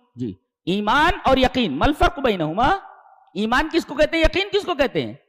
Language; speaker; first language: Urdu; native; Urdu